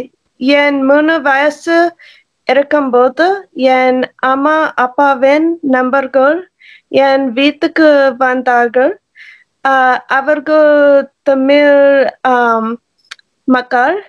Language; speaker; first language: Tamil; non-native, learner; English